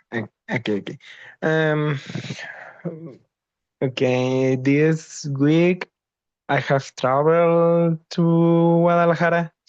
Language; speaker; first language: English; non-native, learner; Spanish